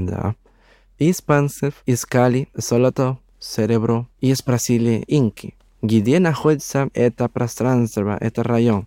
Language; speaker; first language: Russian; non-native, learner; Spanish